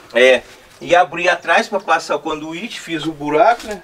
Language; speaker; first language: Portuguese; native; Portuguese